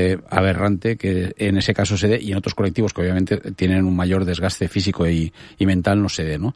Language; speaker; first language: Spanish; native; Spanish